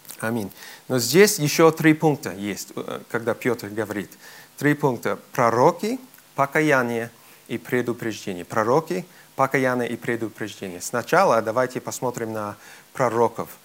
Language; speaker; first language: Russian; non-native, fluent; English